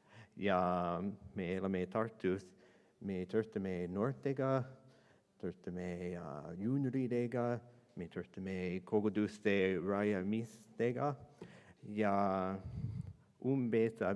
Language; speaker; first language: Estonian; non-native, learner; English